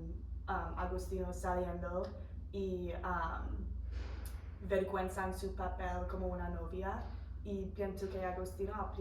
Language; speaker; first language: Spanish; non-native, fluent; English